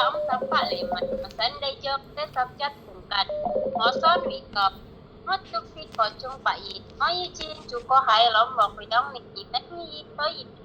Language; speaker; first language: Cantonese; non-native, learner; Indonesian